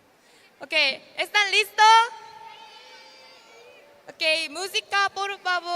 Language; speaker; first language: Spanish; non-native, learner; Korean